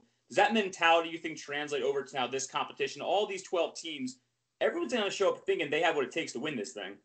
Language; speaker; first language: English; native; English